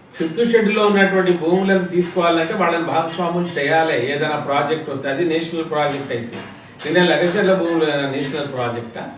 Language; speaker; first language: Telugu; non-native, local second language; Lambadi